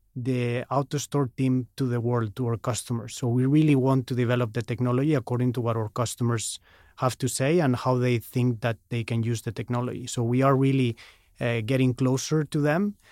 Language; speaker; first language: English; non-native, fluent; Spanish